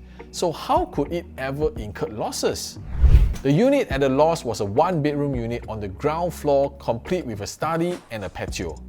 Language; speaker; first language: English; native; English